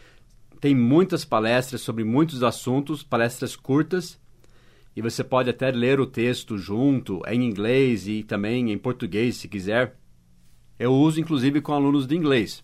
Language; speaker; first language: Portuguese; non-native, fluent; English